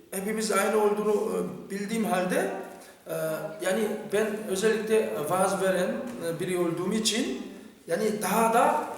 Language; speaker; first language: Turkish; non-native, fluent; Korean